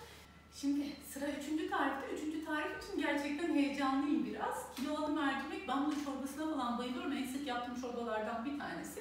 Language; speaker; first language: Turkish; native; Turkish